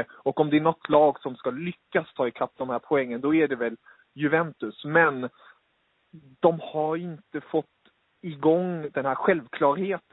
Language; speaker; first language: Swedish; native; Swedish